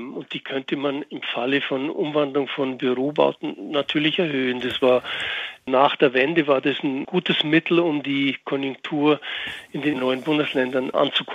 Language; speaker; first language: German; native; German